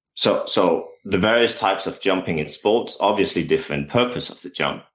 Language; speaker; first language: English; non-native, fluent; Danish